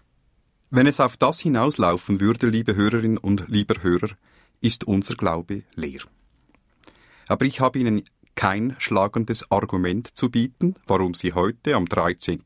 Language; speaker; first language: German; native; German